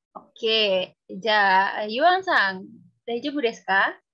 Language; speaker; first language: Japanese; non-native, learner; Indonesian